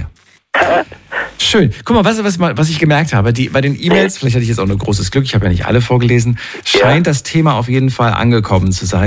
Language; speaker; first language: German; native; German